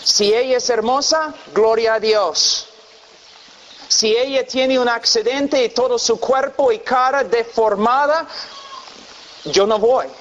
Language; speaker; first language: Spanish; non-native, fluent; English